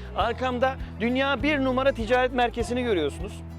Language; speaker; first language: Turkish; native; Turkish